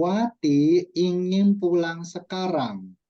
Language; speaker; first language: Indonesian; non-native, fluent; Chinese